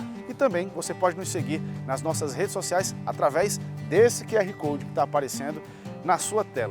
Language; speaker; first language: Portuguese; native; Portuguese